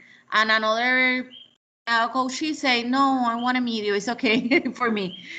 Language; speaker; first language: English; non-native, learner; Spanish